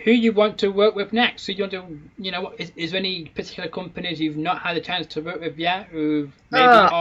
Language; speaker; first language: English; native; English